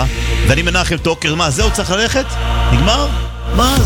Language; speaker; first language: Hebrew; native; Hebrew